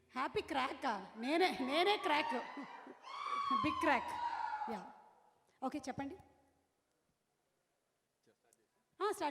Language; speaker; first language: Telugu; native; Telugu